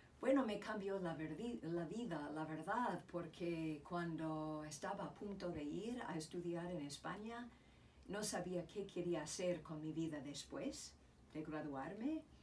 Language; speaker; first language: Spanish; non-native, fluent; English